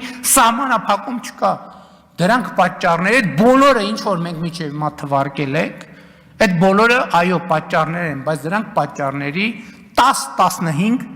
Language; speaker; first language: Armenian; native; Armenian